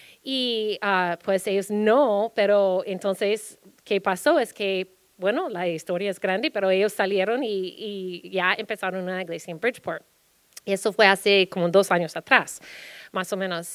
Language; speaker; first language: Spanish; early bilingual, heritage; Spanish